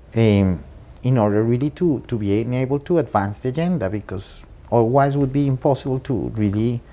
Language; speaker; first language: English; non-native, fluent; Spanish